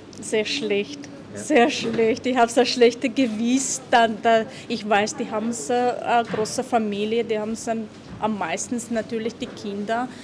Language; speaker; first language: German; non-native, fluent; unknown